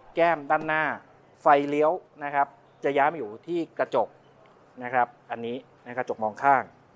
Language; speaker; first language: Thai; native; Thai